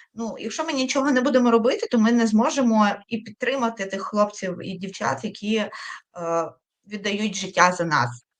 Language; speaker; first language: Ukrainian; native; Ukrainian